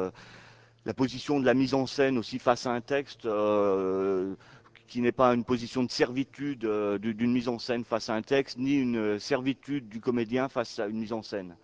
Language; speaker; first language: French; native; French